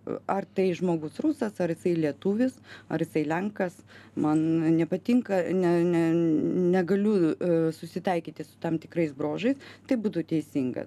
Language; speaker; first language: Lithuanian; non-native, local second language; Russian